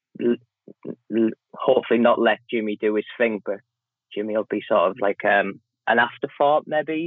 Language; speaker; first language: English; native; English